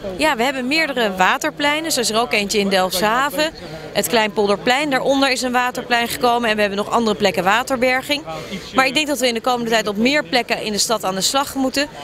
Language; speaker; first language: Dutch; native; Dutch